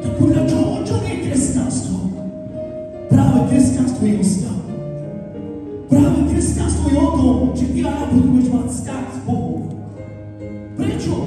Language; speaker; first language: Slovak; non-native, local second language; Romany